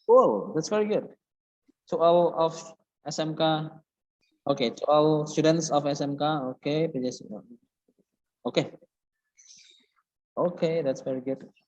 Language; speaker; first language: English; non-native, fluent; Indonesian